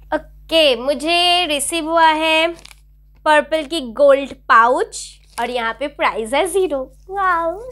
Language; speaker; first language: Hindi; non-native, local second language; Bangla